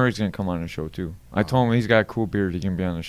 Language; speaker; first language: English; native; English